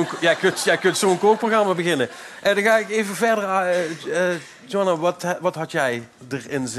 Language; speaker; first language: Dutch; native; Dutch